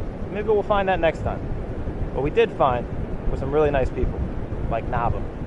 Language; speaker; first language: English; native; English